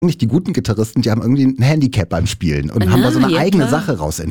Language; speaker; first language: German; native; German